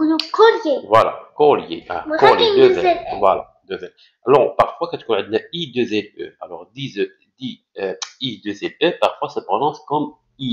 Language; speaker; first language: French; non-native, local second language; Arabic